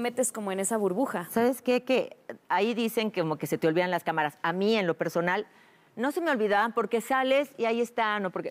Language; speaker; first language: Spanish; native; Spanish